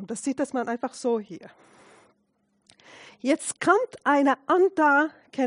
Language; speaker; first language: German; non-native, fluent; Arabic